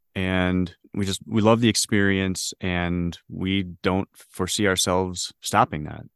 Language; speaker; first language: English; native; English